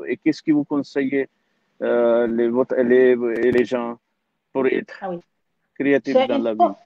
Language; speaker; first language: French; non-native, learner; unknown